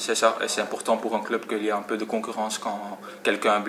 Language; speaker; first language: French; non-native, fluent; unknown